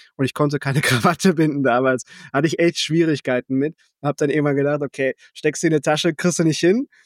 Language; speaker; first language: German; native; German